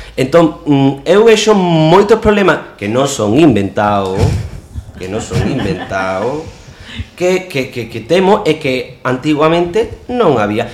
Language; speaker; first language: Galician; non-native, local second language; Spanish